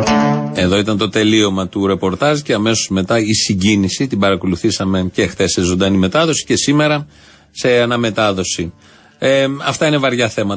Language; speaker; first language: Greek; native; Greek